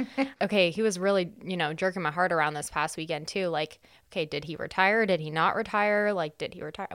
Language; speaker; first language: English; native; English